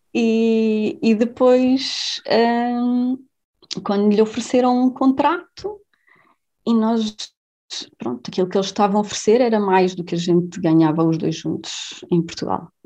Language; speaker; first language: Portuguese; native; Portuguese